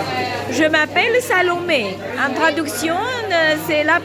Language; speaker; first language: French; non-native, fluent; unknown